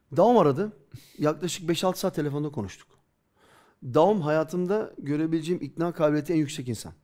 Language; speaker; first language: Turkish; early bilingual, heritage; Turkish